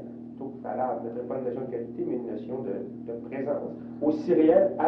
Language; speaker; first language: French; native; French